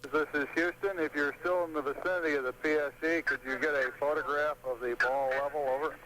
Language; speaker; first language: English; native; English